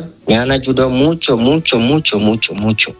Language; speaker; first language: Spanish; non-native, learner; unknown